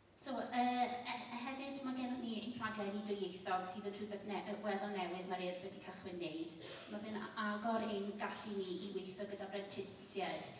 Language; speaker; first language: Welsh; non-native, local second language; English